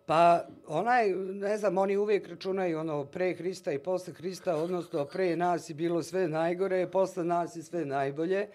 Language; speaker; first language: Bosnian; native; Bosnian